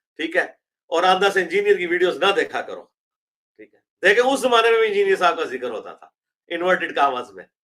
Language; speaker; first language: Urdu; non-native, local second language; Punjabi